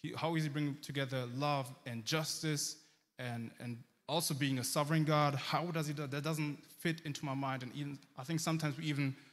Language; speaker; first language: English; early bilingual, heritage; German